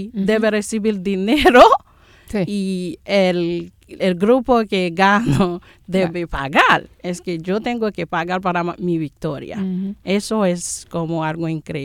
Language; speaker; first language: Spanish; non-native, fluent; Haitian Creole